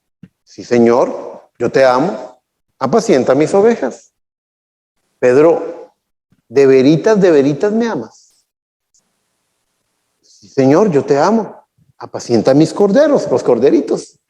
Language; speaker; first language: Spanish; native; Spanish